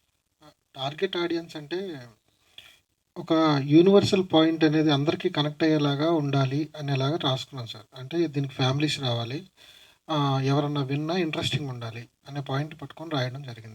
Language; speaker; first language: Telugu; native; Telugu